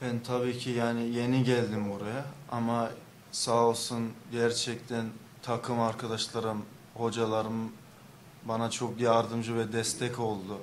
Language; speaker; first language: Turkish; early bilingual, heritage; English